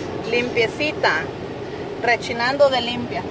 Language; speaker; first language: Spanish; native; Spanish